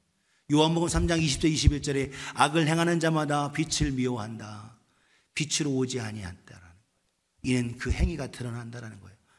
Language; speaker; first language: Korean; native; Korean